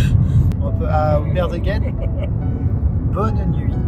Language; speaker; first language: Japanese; non-native, learner; French